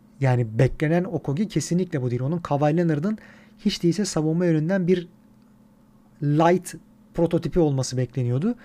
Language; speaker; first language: Turkish; native; Turkish